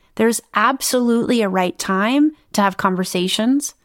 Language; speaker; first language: English; native; English